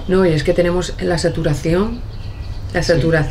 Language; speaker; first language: Spanish; native; Spanish